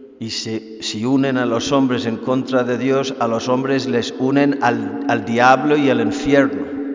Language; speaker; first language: Spanish; non-native, fluent; English